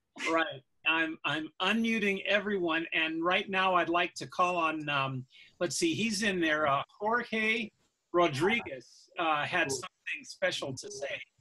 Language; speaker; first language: English; native; English